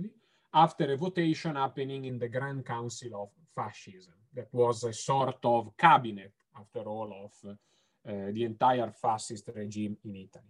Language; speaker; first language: English; non-native, fluent; Italian